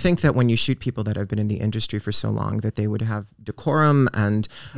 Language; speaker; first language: English; native; English